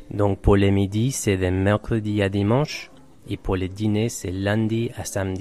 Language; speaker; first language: French; non-native, fluent; Spanish